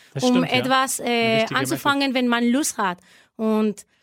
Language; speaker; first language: German; non-native, learner; Spanish